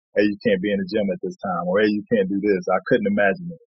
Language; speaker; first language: English; native; English